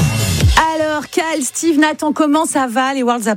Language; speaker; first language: French; native; French